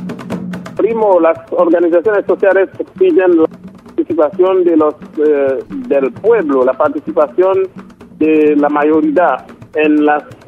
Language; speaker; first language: Spanish; non-native, local second language; Haitian Creole